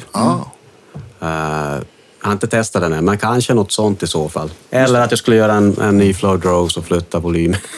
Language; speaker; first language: Swedish; native; Swedish